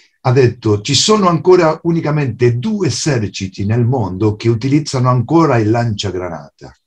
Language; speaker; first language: Italian; non-native, fluent; Spanish